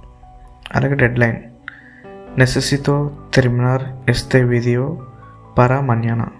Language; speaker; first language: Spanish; non-native, fluent; Telugu